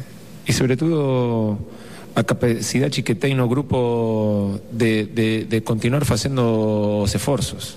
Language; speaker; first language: Portuguese; non-native, fluent; Spanish